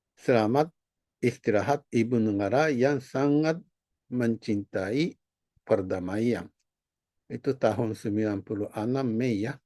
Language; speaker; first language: Indonesian; non-native, fluent; Japanese